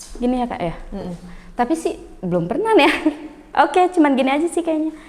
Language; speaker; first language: Indonesian; native; Indonesian